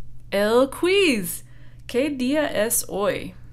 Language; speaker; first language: Spanish; non-native, fluent; English